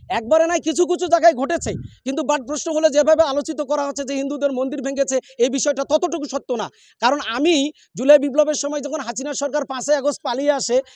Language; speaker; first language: Bangla; native; Bangla